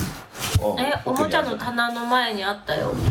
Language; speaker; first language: Japanese; native; Japanese